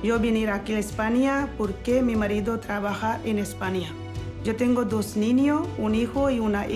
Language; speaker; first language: Spanish; non-native, learner; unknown